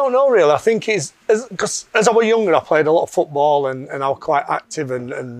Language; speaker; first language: English; native; English